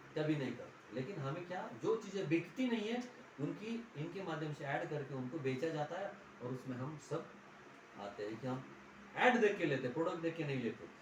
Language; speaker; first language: Hindi; non-native, local second language; Marathi